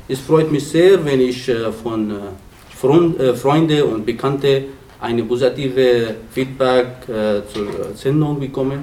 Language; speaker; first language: German; non-native, learner; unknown